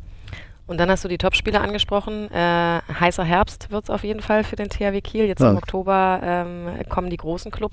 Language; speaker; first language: German; native; German